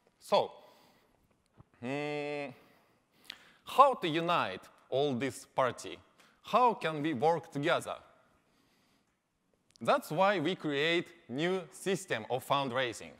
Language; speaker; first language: English; non-native, learner; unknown